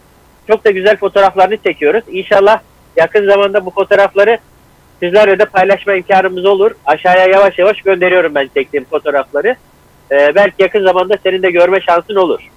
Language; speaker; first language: Turkish; native; Turkish